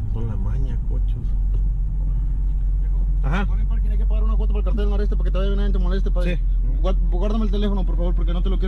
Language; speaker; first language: Spanish; native; Spanish